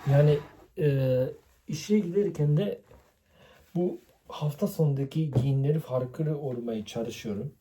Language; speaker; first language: Turkish; non-native, fluent; Japanese